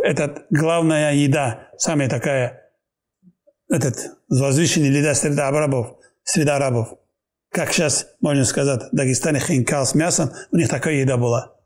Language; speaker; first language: Russian; non-native, local second language; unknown